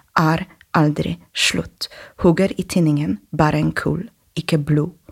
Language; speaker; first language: Norwegian; non-native, fluent; Polish